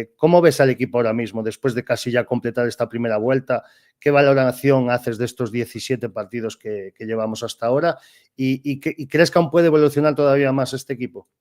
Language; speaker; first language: Spanish; non-native, local second language; Galician